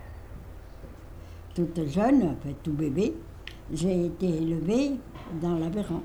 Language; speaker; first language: French; native; French